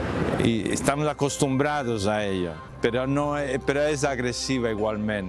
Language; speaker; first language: Catalan; non-native, local second language; Spanish